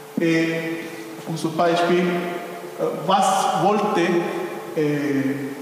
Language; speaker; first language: German; non-native, fluent; Spanish